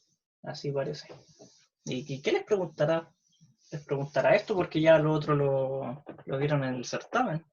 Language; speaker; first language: Spanish; native; Spanish